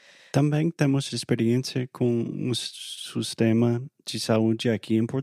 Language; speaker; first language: Portuguese; non-native, fluent; English